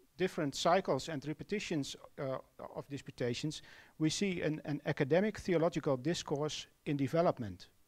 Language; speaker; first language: English; non-native, fluent; Dutch